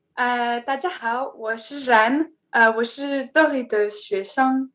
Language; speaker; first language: Chinese; non-native, learner; French